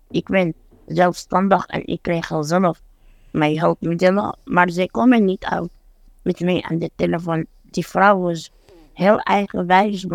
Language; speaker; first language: Dutch; non-native, fluent; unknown